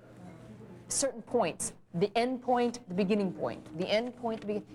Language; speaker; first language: English; native; English